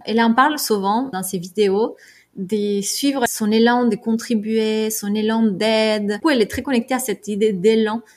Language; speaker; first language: French; non-native, fluent; Spanish